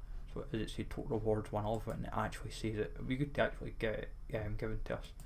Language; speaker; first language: English; native; English